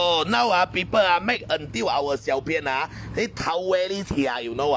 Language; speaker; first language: English; non-native, local second language; Chinese